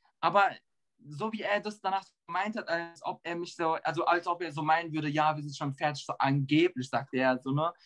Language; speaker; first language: German; early bilingual, other home language; Turkish